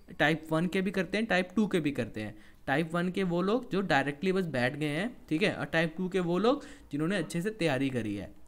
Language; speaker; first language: Hindi; native; Hindi